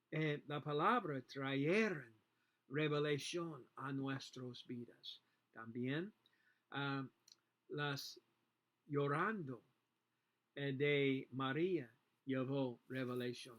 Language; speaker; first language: Spanish; non-native, learner; English